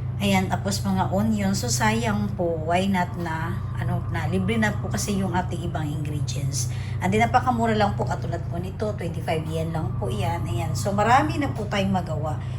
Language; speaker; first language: Filipino; non-native, local second language; Hiligaynon